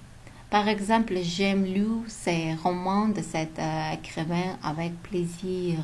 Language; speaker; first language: French; non-native, learner; Uzbek